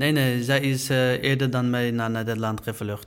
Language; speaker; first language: Dutch; non-native, learner; Uyghur